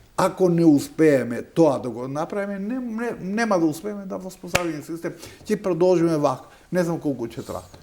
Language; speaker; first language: Macedonian; non-native, local second language; Albanian